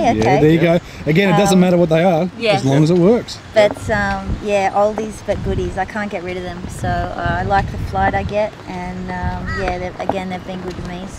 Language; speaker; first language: English; native; English